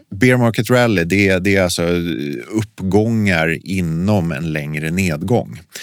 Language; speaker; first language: Swedish; native; Swedish